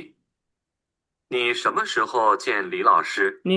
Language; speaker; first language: Chinese; non-native, learner; Bangla